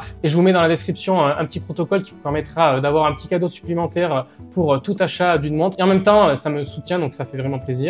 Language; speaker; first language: French; native; French